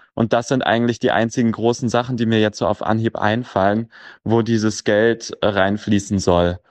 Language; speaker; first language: German; native; German